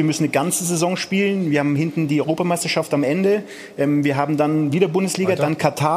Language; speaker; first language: German; native; German